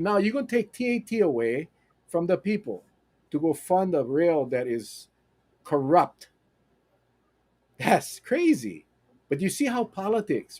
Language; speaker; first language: English; native; English